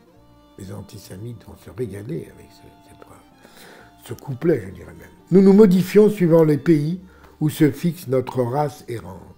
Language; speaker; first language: French; native; French